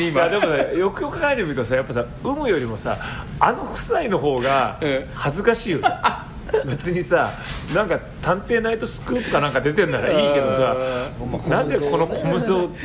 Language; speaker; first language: Japanese; native; Japanese